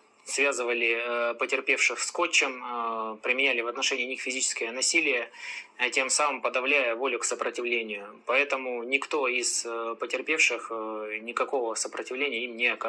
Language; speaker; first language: Russian; native; Russian